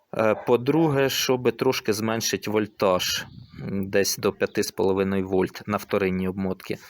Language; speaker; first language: Ukrainian; native; Ukrainian